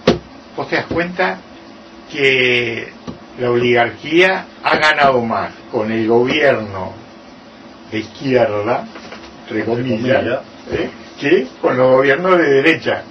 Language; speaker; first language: Spanish; native; Spanish